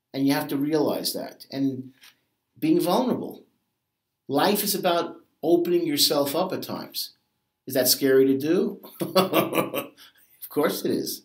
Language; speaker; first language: English; native; English